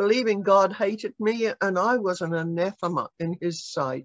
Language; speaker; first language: English; native; English